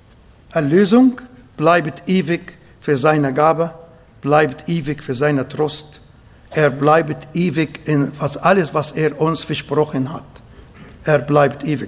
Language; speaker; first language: German; non-native, fluent; Arabic